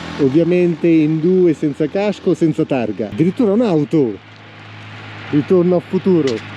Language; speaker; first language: Italian; native; Italian